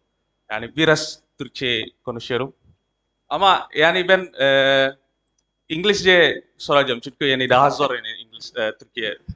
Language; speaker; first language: Turkish; non-native, learner; Indonesian